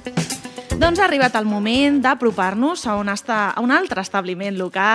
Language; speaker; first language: Catalan; native; Catalan